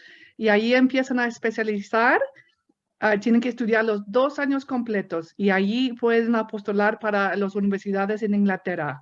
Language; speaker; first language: Spanish; non-native, fluent; English